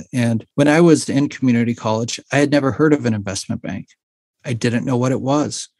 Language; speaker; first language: English; native; English